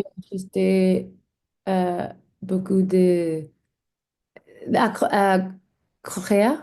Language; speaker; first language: French; non-native, learner; English